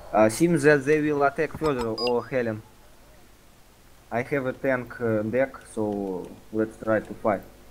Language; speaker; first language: English; non-native, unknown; Russian